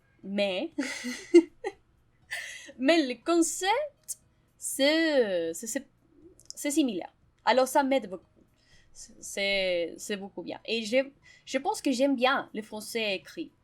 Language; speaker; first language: French; non-native, fluent; Spanish